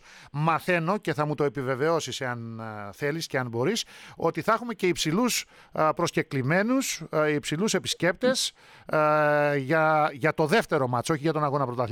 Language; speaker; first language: Greek; native; Greek